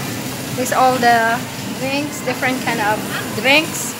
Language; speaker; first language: English; non-native, local second language; Filipino